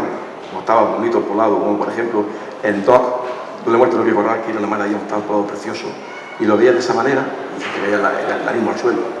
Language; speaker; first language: Spanish; native; Spanish